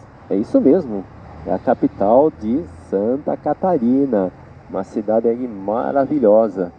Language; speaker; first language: Portuguese; native; Portuguese